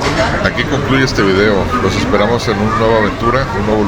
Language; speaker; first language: Spanish; native; Spanish